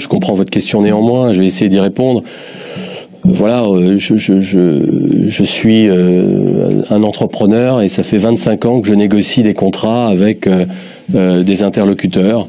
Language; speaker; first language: French; native; French